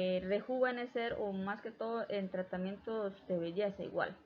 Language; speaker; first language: Spanish; native; Spanish